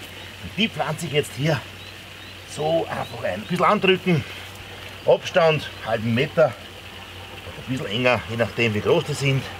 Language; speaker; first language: German; native; German